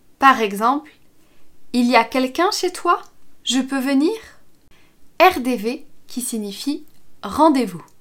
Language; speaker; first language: French; native; French